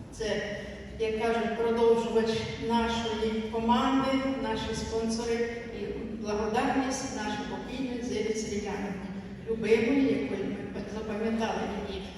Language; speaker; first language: Ukrainian; native; Ukrainian